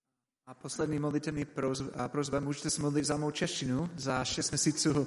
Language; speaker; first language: Czech; non-native, learner; English